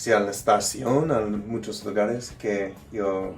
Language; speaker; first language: Spanish; non-native, learner; English